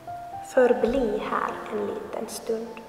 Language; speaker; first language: Swedish; non-native, local second language; Finnish